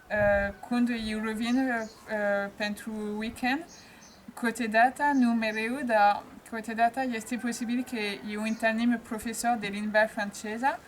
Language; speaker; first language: Romanian; non-native, learner; French